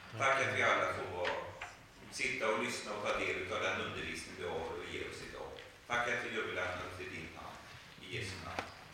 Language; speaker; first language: Swedish; native; Swedish